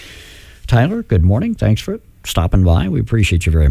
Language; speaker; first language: English; native; English